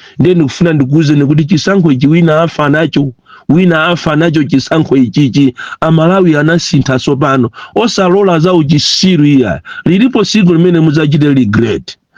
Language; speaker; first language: Nyanja; non-native, local second language; Tumbuka